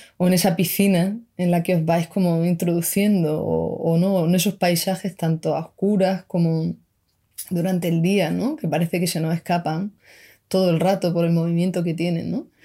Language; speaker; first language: Spanish; native; Spanish